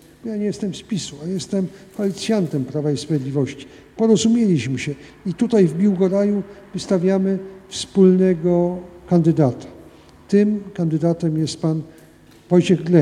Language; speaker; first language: Polish; native; Polish